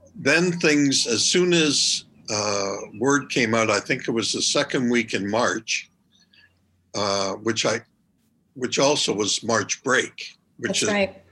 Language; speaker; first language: English; native; English